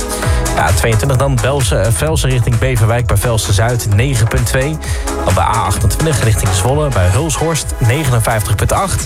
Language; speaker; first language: Dutch; native; Dutch